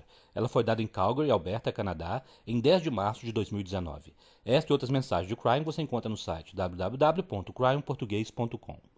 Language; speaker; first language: Portuguese; native; Portuguese